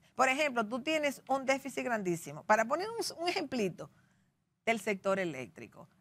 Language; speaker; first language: Spanish; native; Spanish